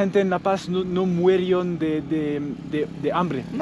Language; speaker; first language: Spanish; non-native, learner; French